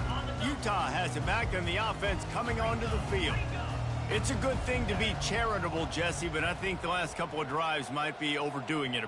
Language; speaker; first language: English; native; English